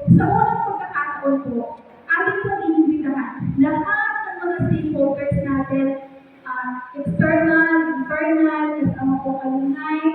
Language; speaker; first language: Filipino; native; Filipino